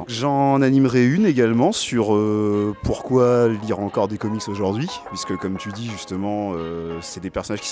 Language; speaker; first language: French; native; French